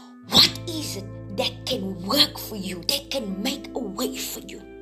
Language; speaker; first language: English; non-native, local second language; Afrikaans